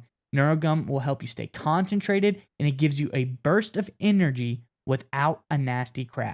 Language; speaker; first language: English; native; English